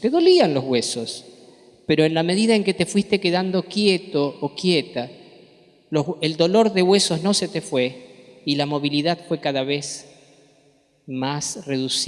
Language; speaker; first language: Spanish; native; Spanish